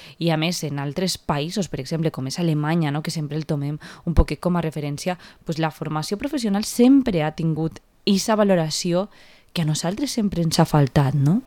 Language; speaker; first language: Catalan; native; Catalan